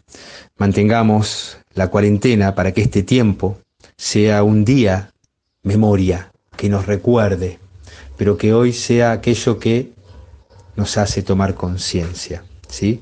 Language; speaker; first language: Spanish; native; Spanish